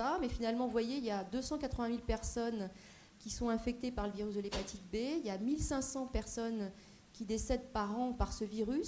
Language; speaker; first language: French; native; French